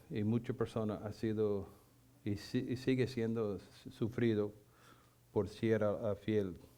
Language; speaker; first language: Spanish; non-native, fluent; English